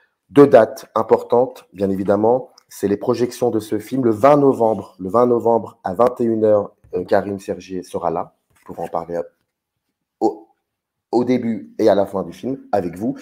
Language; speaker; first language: French; native; French